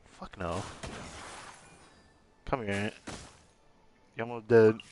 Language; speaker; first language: English; native; English